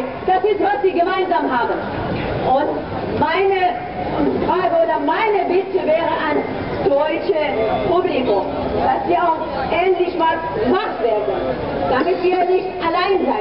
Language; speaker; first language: German; non-native, fluent; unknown